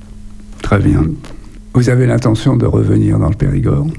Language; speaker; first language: French; native; French